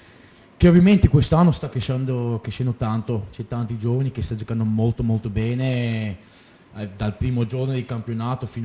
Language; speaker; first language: Italian; non-native, fluent; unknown